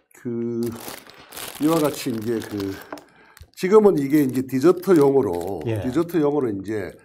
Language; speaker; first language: Korean; native; Korean